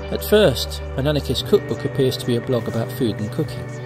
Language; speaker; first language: English; native; English